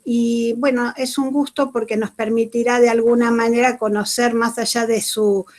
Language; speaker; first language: Spanish; native; Spanish